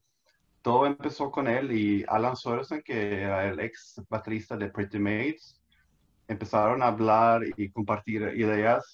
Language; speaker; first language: Spanish; non-native, fluent; Swedish